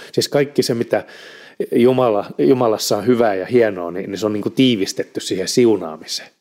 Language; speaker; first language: Finnish; native; Finnish